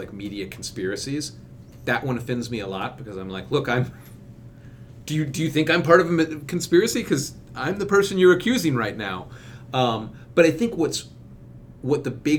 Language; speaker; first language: English; native; English